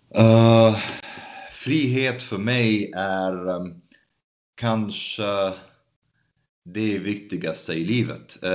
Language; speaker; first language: Swedish; non-native, fluent; Arabic